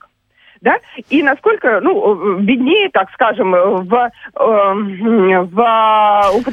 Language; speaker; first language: Russian; native; Russian